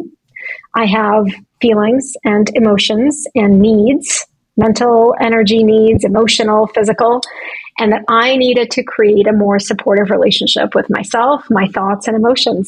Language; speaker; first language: English; non-native, fluent; Russian